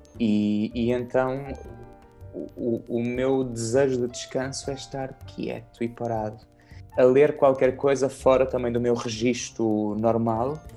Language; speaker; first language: Portuguese; native; Portuguese